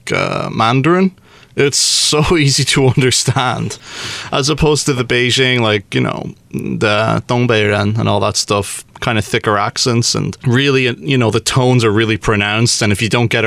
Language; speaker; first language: English; native; English